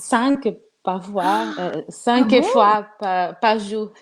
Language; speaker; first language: French; non-native, learner; Portuguese